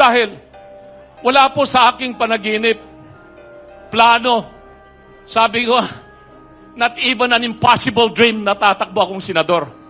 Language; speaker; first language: Filipino; non-native, local second language; Iloko